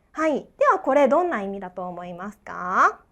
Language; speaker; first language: Japanese; non-native, fluent; Chinese